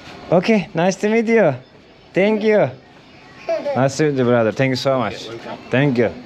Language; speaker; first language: English; non-native, learner; Turkish